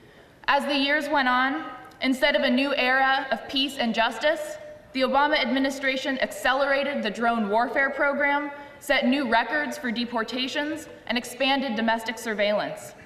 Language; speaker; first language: English; native; English